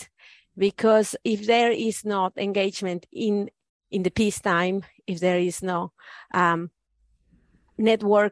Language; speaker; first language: English; non-native, fluent; Spanish